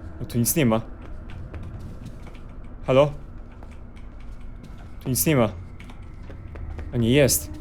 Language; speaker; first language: Polish; native; Polish